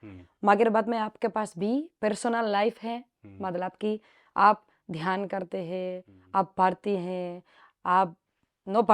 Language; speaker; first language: Hindi; non-native, learner; Spanish